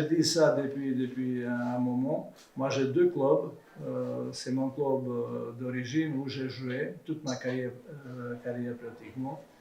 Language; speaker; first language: French; non-native, fluent; Serbian